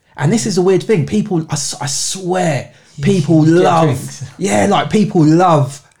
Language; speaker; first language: English; native; English